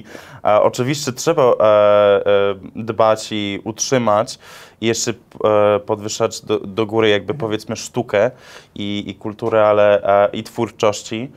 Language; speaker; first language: Polish; early bilingual, heritage; English